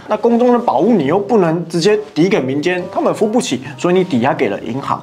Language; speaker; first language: Chinese; native; Chinese